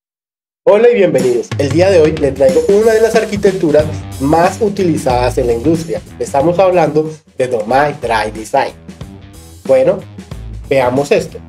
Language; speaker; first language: Spanish; native; Spanish